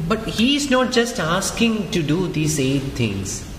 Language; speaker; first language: English; non-native, local second language; Malayalam